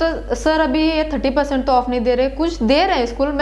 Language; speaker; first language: Hindi; non-native, local second language; Marathi